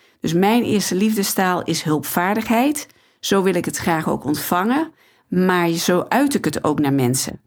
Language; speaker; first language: Dutch; native; Dutch